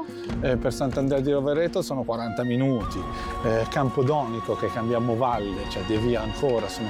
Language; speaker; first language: Italian; native; Italian